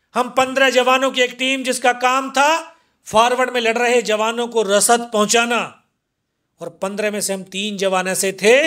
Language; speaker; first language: Hindi; native; Hindi